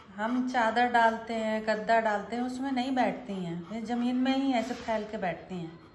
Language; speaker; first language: Hindi; native; Hindi